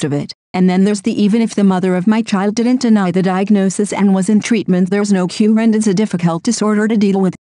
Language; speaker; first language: English; native; English